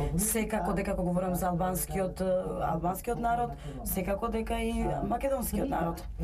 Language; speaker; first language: Macedonian; non-native, local second language; Albanian